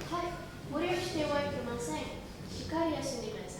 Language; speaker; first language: Japanese; non-native, learner; Indonesian